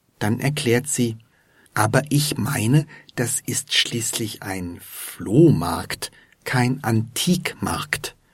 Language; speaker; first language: German; native; German